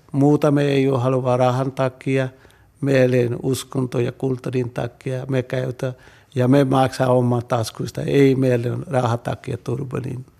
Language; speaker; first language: Finnish; non-native, learner; Punjabi